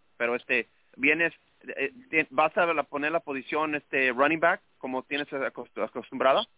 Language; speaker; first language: Spanish; early bilingual, other home language; English